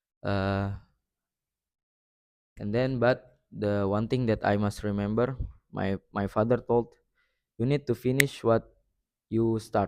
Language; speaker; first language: English; non-native, learner; Indonesian